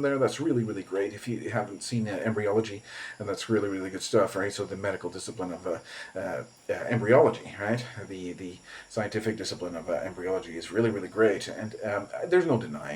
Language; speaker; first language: English; native; English